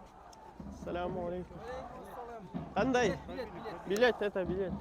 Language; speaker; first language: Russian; non-native, learner; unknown